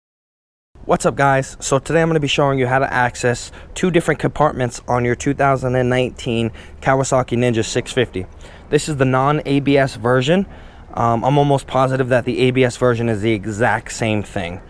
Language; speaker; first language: English; native; English